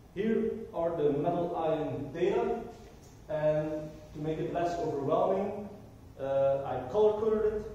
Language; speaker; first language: English; non-native, fluent; Dutch